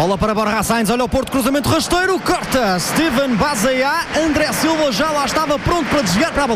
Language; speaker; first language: Portuguese; native; Portuguese